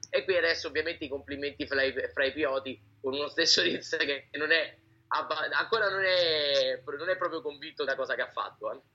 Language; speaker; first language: Italian; native; Italian